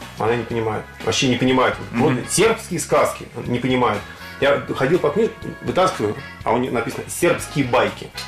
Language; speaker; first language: Russian; native; Russian